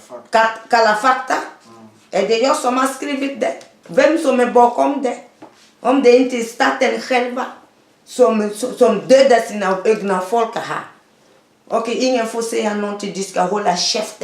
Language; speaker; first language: Swedish; non-native, fluent; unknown